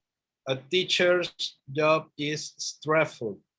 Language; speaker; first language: English; non-native, learner; Spanish